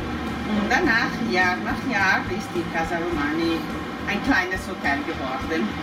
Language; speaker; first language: German; non-native, fluent; Italian